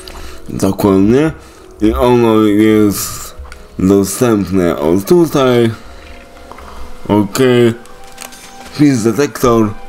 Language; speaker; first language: Polish; native; Polish